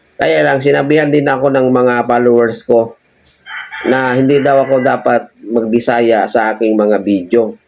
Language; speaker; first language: Filipino; non-native, local second language; Cebuano